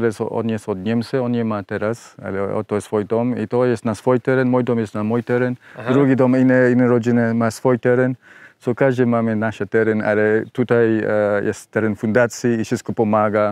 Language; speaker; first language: Polish; non-native, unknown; English